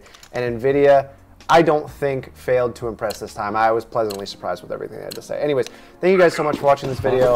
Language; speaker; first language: English; native; English